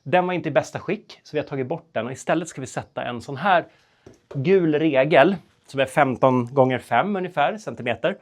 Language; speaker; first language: Swedish; native; Swedish